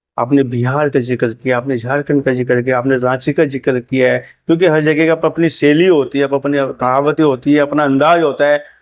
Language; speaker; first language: Hindi; native; Hindi